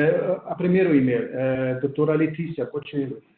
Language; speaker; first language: Portuguese; non-native, fluent; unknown